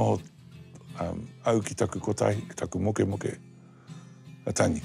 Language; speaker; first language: Māori; non-native, local second language; English